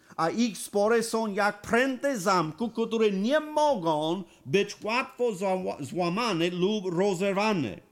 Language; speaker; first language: Polish; non-native, learner; English